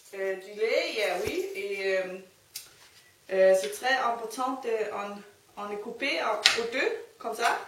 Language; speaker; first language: French; non-native, learner; Danish